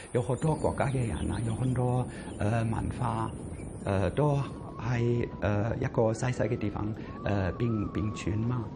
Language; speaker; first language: Cantonese; non-native, fluent; German